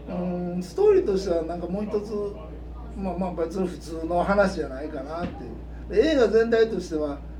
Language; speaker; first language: Japanese; native; Japanese